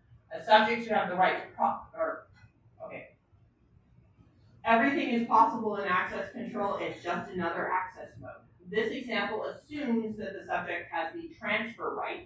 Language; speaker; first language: English; native; English